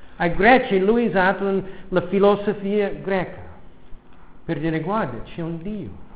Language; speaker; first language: Italian; non-native, fluent; English